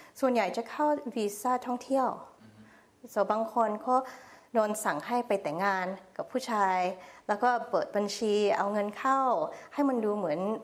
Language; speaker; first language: Thai; early bilingual, heritage; Thai